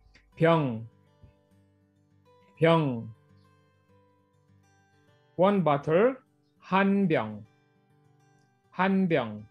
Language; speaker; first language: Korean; non-native, fluent; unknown